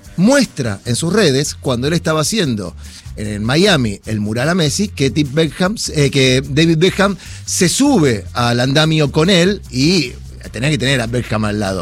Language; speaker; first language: Spanish; native; Spanish